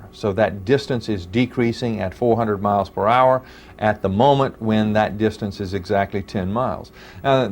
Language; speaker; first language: English; native; English